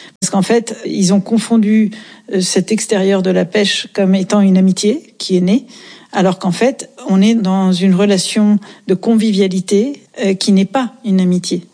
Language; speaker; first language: French; native; French